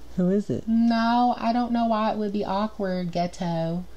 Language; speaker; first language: English; native; English